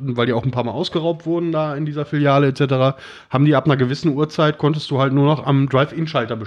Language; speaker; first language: German; native; German